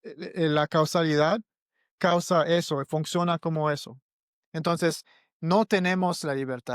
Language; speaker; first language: Spanish; non-native, learner; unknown